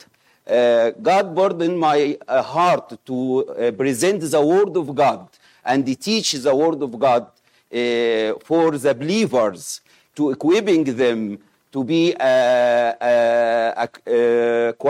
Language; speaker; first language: English; non-native, fluent; Arabic